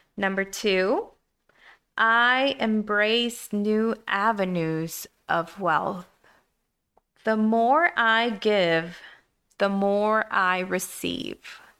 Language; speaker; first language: English; early bilingual, other home language; Spanish